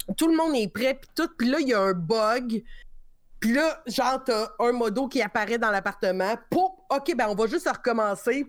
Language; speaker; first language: French; native; French